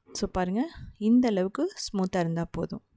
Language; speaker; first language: Tamil; native; Tamil